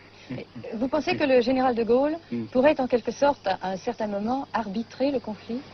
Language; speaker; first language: French; native; French